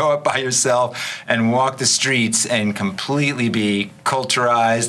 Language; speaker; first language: English; native; English